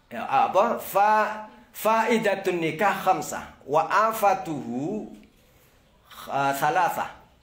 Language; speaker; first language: Arabic; non-native, fluent; Javanese